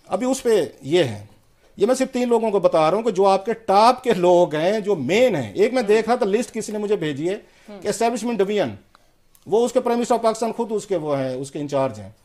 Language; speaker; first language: Hindi; native; Hindi